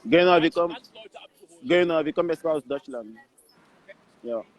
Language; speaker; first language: German; non-native, learner; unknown